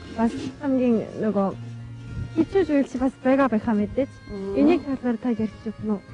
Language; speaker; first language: Mongolian; non-native, fluent; Korean